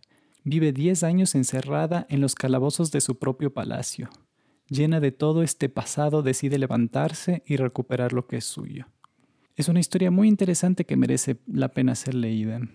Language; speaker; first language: Spanish; native; Spanish